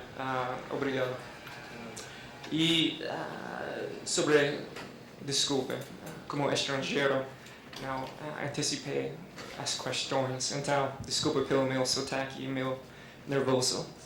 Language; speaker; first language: Portuguese; non-native, fluent; English